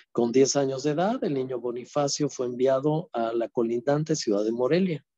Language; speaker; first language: Spanish; native; Spanish